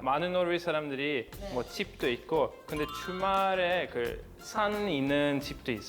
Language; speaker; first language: Korean; non-native, fluent; Norwegian